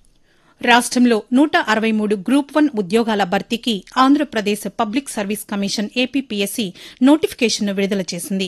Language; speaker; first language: Telugu; native; Telugu